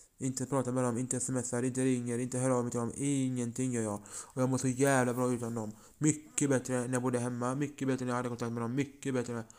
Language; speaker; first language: Swedish; early bilingual, other home language; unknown